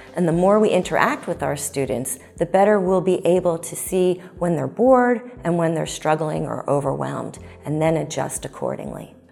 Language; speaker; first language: English; native; English